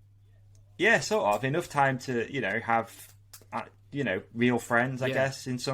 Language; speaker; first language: English; native; English